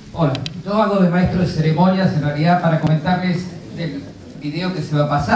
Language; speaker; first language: Spanish; native; Spanish